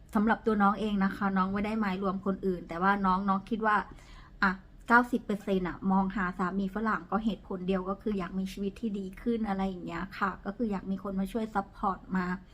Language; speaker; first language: Thai; native; Thai